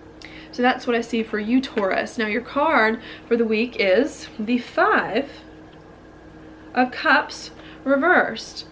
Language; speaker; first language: English; native; English